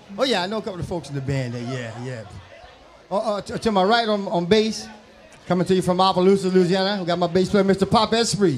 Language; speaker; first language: English; early bilingual, other home language; French